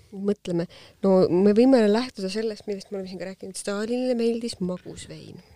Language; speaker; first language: Estonian; native; Estonian